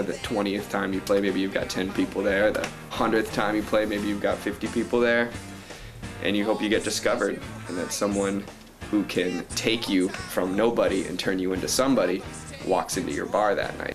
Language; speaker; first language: English; native; English